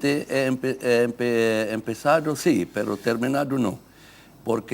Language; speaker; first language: Spanish; non-native, fluent; Arabic